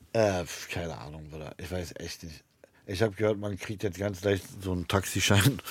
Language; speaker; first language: German; early bilingual, other home language; Arabic